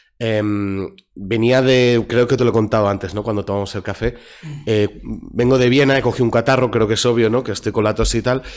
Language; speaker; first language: Spanish; native; Spanish